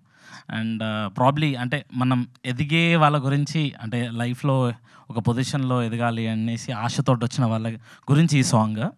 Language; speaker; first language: Telugu; native; Telugu